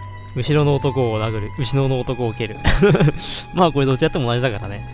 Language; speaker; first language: Japanese; native; Japanese